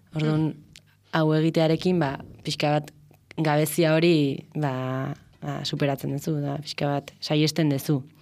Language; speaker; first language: Basque; native; Basque